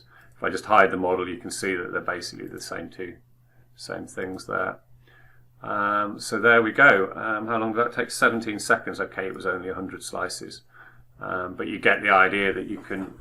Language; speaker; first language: English; native; English